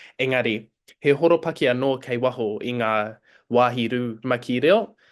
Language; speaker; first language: Māori; non-native, local second language; English